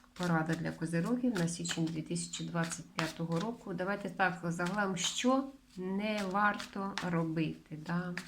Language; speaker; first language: Ukrainian; non-native, local second language; Russian